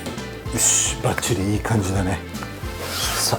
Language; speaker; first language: Japanese; native; Japanese